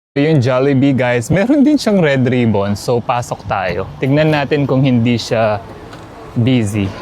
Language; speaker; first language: Filipino; non-native, local second language; Pampanga